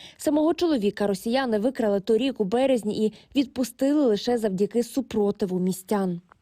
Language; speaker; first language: Ukrainian; native; Ukrainian